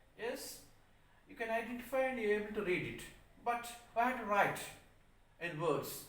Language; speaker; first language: English; non-native, local second language; Telugu